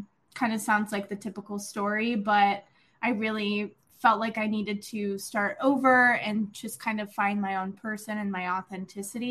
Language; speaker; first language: English; native; English